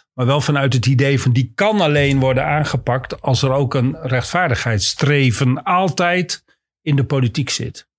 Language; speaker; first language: Dutch; native; Dutch